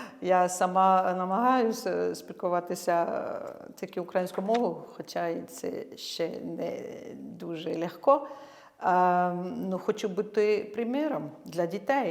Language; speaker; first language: Ukrainian; non-native, fluent; French